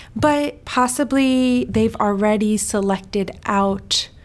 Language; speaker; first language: English; early bilingual, heritage; Swedish